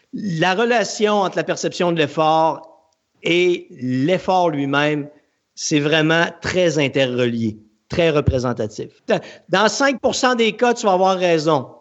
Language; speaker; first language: French; native; French